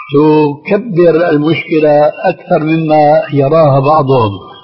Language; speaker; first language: Arabic; early bilingual, other home language; Albanian